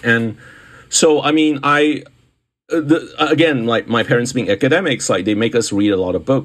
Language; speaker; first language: English; non-native, local second language; Cantonese